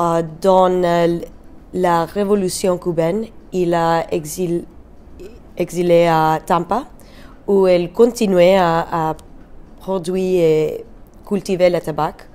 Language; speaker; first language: French; non-native, learner; Spanish